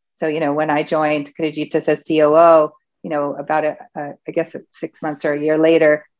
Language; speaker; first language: English; native; English